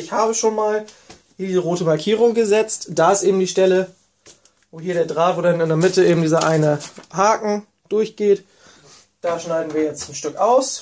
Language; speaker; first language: German; native; German